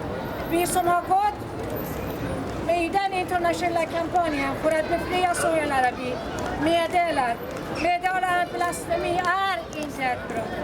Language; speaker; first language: Swedish; non-native, fluent; Persian